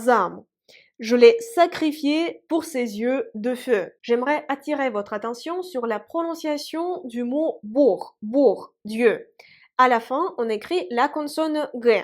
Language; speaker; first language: French; non-native, fluent; Russian